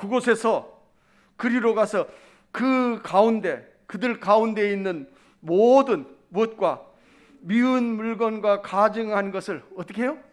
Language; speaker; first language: Korean; native; Korean